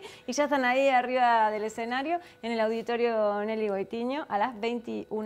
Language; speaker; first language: Spanish; native; Spanish